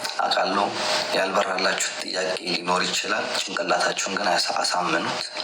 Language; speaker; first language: Amharic; non-native, local second language; Tigrinya